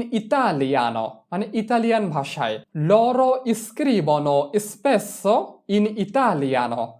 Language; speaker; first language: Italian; non-native, fluent; Bangla